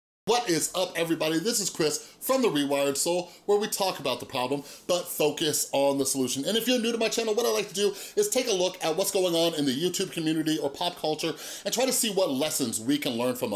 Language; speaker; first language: English; native; English